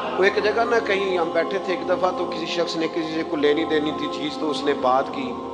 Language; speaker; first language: Urdu; non-native, local second language; Punjabi